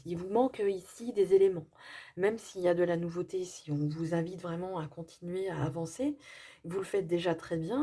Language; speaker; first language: French; native; French